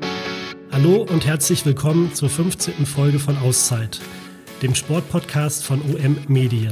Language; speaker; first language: German; native; German